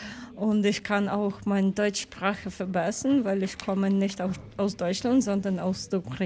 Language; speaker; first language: German; non-native, learner; Ukrainian